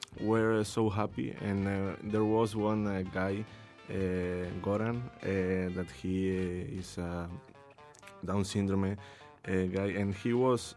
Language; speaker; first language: English; non-native, learner; Spanish